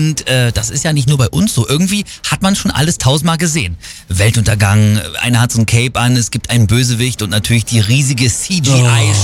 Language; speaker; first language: German; native; German